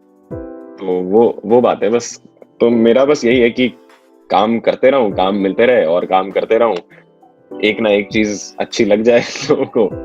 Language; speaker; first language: Hindi; native; Hindi